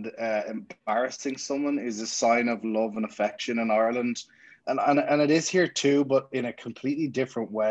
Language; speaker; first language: English; native; English